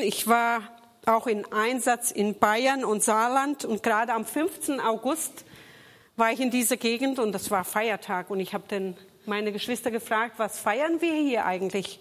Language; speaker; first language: German; non-native, fluent; Portuguese